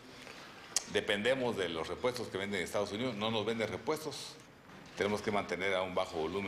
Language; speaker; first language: Spanish; native; Spanish